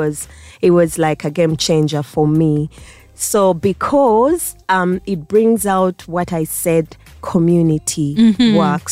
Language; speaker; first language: English; non-native, local second language; Ganda